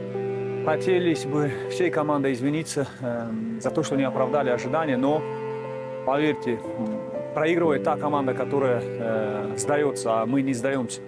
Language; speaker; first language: Russian; non-native, local second language; Tajik